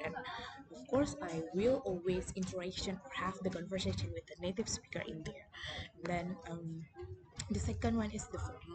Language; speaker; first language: English; non-native, learner; Indonesian